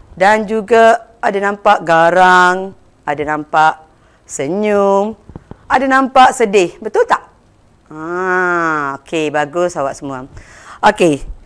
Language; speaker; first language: Malay; non-native, local second language; Tamil